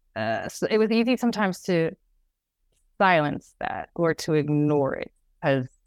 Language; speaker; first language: English; native; English